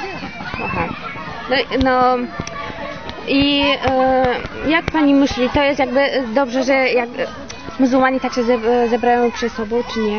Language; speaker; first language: Polish; non-native, learner; Tajik